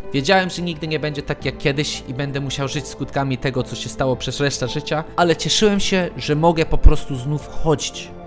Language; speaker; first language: Polish; early bilingual, other home language; English